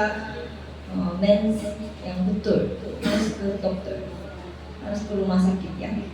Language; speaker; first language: Indonesian; non-native, learner; Korean